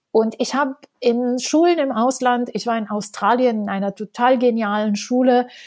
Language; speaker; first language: German; non-native, fluent; Romanian